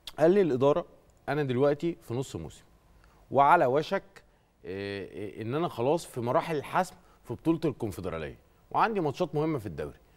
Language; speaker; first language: Arabic; native; Arabic